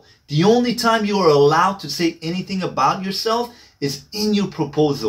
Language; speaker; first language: English; native; English